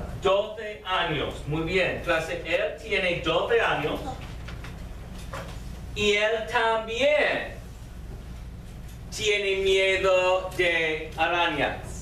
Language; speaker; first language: Spanish; non-native, fluent; English